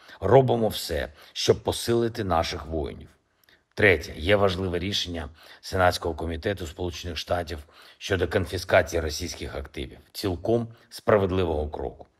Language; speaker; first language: Ukrainian; non-native, local second language; Russian